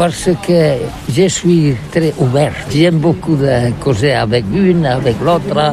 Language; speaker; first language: French; non-native, learner; Catalan